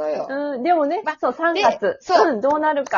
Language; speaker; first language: Japanese; native; Japanese